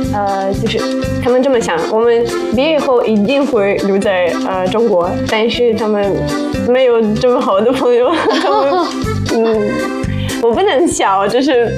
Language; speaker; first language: Chinese; non-native, fluent; Russian